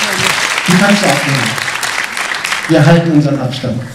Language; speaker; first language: German; native; German